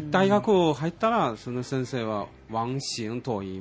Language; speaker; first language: Japanese; non-native, learner; Chinese